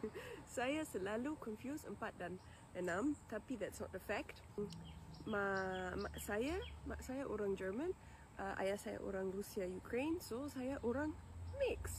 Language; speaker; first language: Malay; non-native, learner; German